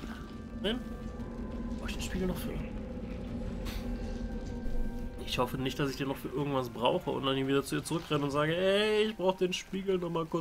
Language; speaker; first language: German; native; German